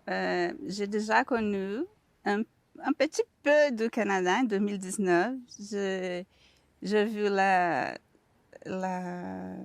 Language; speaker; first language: French; non-native, learner; Portuguese